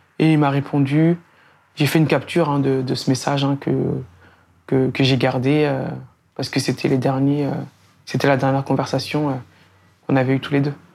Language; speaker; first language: French; native; French